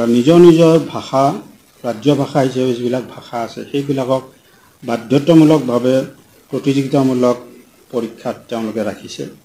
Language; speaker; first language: Assamese; native; Assamese